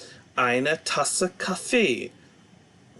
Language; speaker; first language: German; non-native, fluent; English